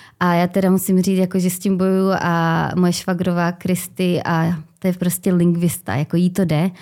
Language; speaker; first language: Czech; native; Czech